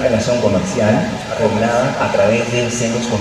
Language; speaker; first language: Spanish; native; Spanish